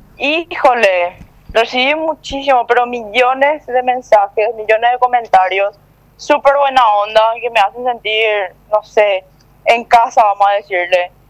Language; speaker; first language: Spanish; early bilingual, other home language; Korean